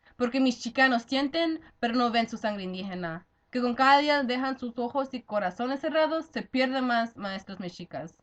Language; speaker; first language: Spanish; early bilingual, heritage; Spanish